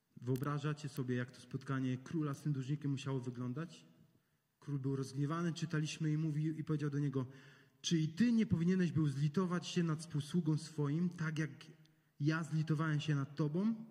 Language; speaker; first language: Polish; native; Polish